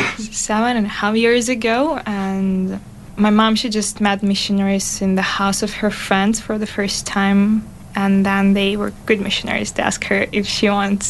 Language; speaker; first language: English; non-native, fluent; Russian